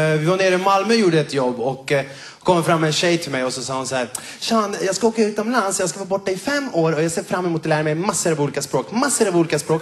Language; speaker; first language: Swedish; early bilingual, other home language; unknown